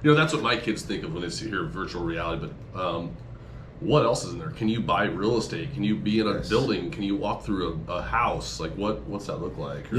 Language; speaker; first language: English; native; English